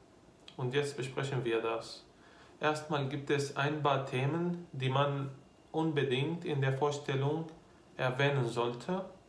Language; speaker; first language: German; non-native, fluent; Arabic